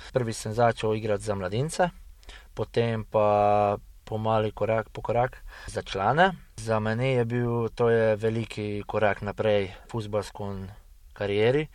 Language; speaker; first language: Slovenian; early bilingual, heritage; Hungarian